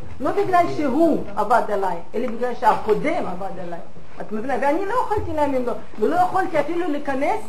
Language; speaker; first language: Hebrew; non-native, fluent; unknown